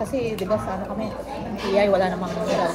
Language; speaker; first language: Filipino; native; Filipino